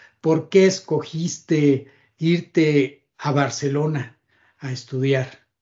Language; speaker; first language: Spanish; native; Spanish